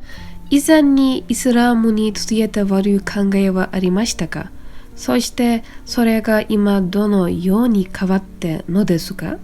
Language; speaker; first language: Japanese; non-native, fluent; Turkish